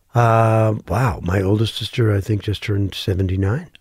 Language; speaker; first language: English; native; English